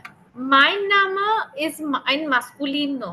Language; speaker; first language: German; non-native, learner; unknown